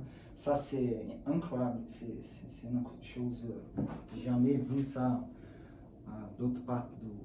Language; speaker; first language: French; non-native, learner; Portuguese